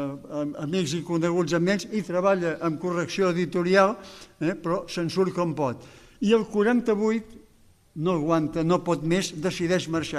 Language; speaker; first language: Catalan; native; Catalan